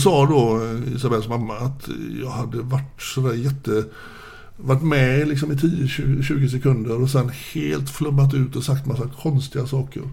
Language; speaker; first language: Swedish; native; Swedish